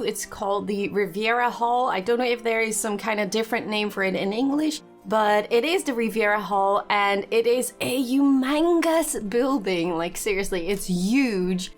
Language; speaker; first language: English; non-native, fluent; Dutch